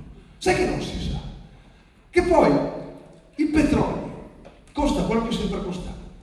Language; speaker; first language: Italian; native; Italian